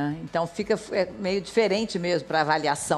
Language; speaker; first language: Portuguese; native; Portuguese